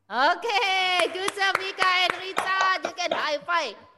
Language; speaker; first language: English; non-native, fluent; Indonesian